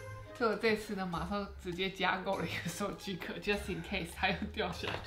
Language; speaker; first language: Chinese; native; Chinese